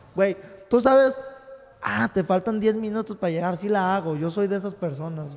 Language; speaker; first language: Spanish; native; Spanish